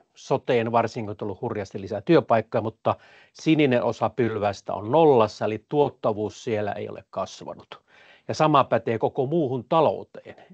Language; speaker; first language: Finnish; native; Finnish